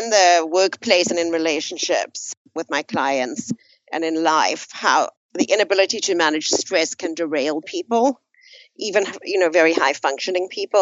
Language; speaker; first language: English; native; English